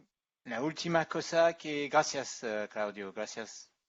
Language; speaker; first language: Spanish; non-native, fluent; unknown